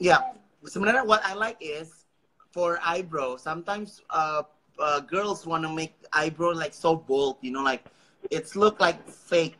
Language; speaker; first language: English; non-native, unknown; Indonesian